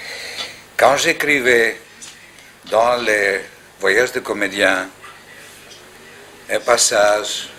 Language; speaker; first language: French; non-native, fluent; Greek